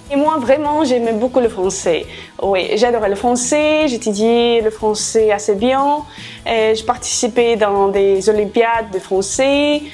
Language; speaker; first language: French; non-native, fluent; Russian